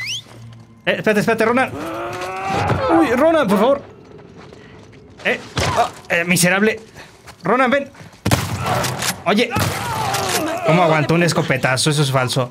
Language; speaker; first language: Spanish; native; Spanish